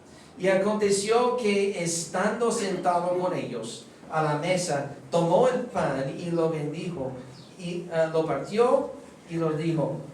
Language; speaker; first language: Spanish; non-native, fluent; English